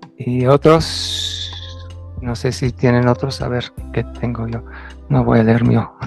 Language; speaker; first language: Spanish; non-native, fluent; English